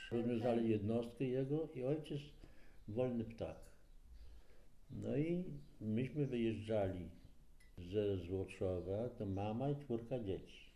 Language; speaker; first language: Polish; native; Polish